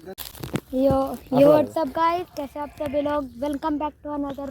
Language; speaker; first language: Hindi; non-native, local second language; Marathi